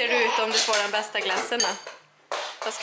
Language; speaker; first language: Swedish; native; Swedish